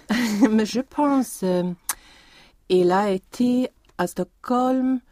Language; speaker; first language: French; non-native, learner; Swedish